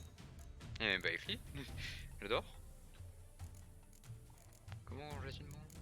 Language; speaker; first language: French; native; French